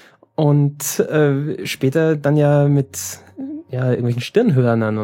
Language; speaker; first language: German; native; German